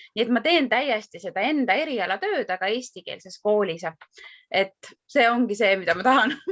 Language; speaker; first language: Estonian; native; Estonian